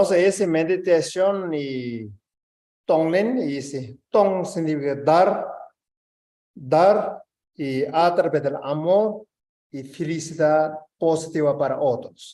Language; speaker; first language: Spanish; non-native, learner; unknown